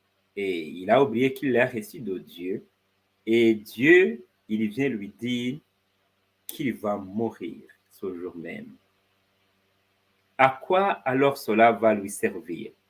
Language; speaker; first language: French; non-native, fluent; Spanish